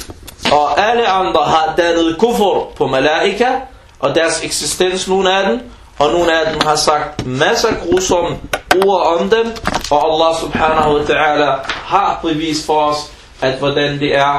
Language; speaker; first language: Danish; non-native, fluent; Arabic